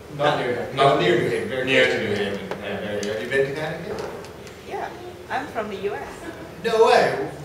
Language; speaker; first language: English; native; English